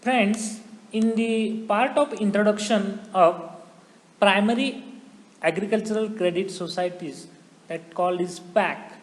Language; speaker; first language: English; non-native, local second language; Marathi